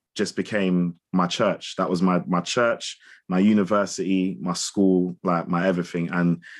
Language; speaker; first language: English; native; English